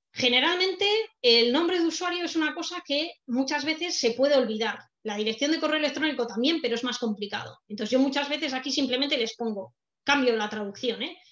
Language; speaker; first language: Spanish; native; Spanish